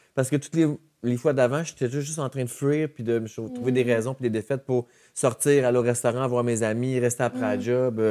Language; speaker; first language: French; native; French